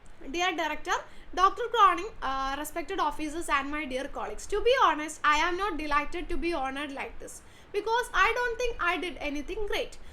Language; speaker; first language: English; non-native, local second language; Malayalam